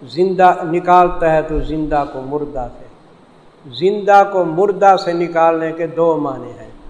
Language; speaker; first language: Urdu; native; Urdu